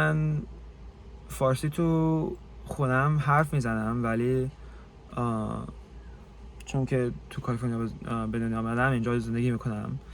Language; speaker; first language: Persian; early bilingual, heritage; English